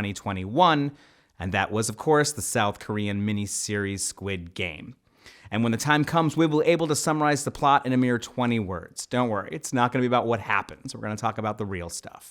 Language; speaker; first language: English; native; English